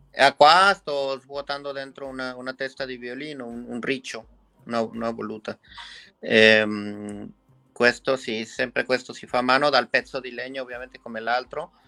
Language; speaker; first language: Italian; non-native, fluent; Spanish